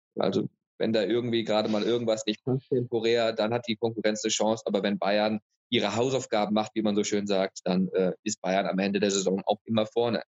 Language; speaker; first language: German; native; German